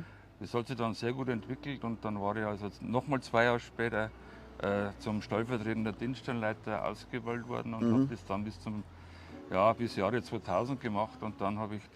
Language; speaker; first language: German; native; German